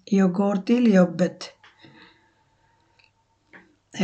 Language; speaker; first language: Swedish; non-native, learner; Bangla